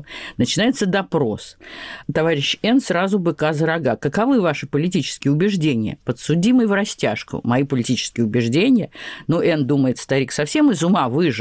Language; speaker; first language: Russian; native; Russian